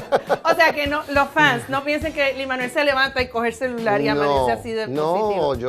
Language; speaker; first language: Spanish; native; Spanish